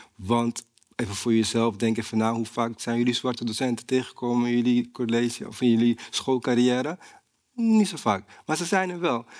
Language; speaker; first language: Dutch; native; Dutch